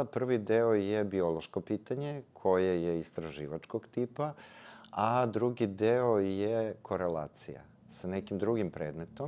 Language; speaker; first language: Serbian; native; Serbian